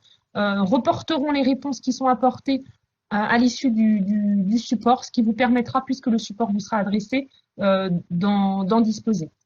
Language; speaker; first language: French; native; French